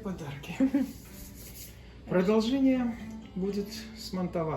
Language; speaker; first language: Russian; native; Russian